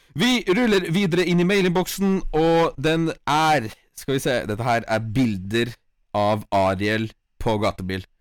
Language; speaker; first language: Norwegian; early bilingual, other home language; Polish